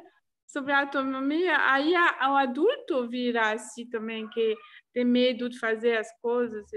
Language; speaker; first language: Portuguese; non-native, fluent; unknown